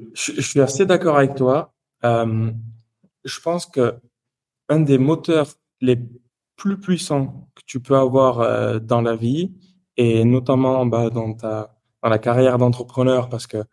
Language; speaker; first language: French; native; French